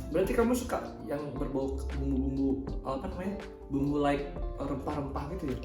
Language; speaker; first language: Indonesian; native; Indonesian